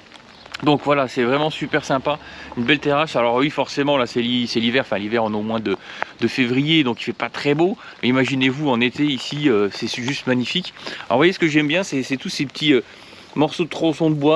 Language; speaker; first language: French; native; French